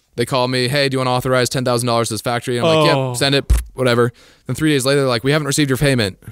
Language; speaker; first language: English; native; English